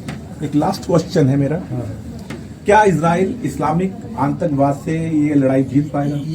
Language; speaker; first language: Hindi; native; Hindi